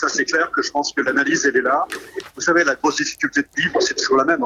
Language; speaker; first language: French; native; French